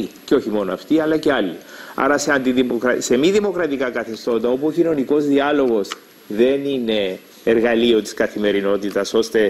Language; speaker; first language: Greek; native; Greek